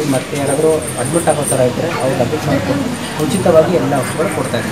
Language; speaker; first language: Kannada; native; Kannada